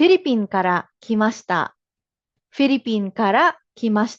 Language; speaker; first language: Japanese; non-native, fluent; Filipino